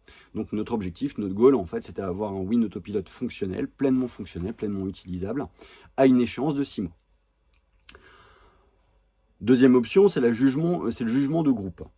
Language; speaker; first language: French; native; French